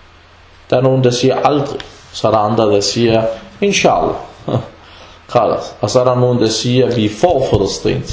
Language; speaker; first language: Danish; non-native, fluent; Arabic